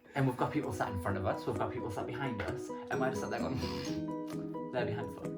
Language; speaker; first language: English; native; English